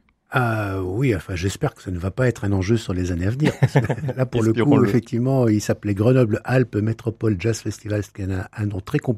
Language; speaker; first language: French; native; French